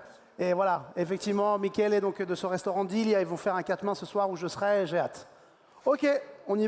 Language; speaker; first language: French; native; French